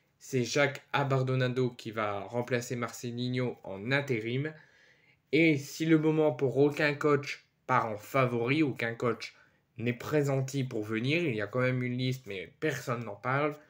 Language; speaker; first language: French; native; French